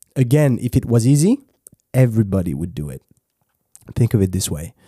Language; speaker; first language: English; non-native, fluent; French